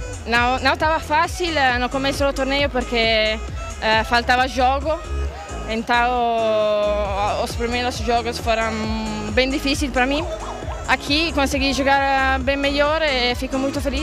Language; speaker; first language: Portuguese; non-native, fluent; Italian